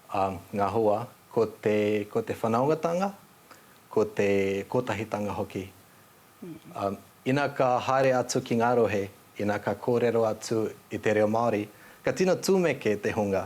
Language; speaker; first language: Māori; non-native, fluent; Nepali